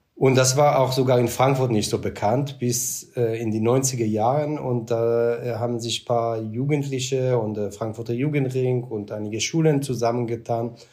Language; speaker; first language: German; non-native, fluent; Hebrew